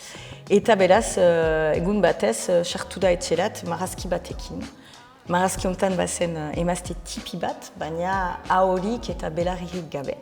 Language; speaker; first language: Basque; non-native, fluent; French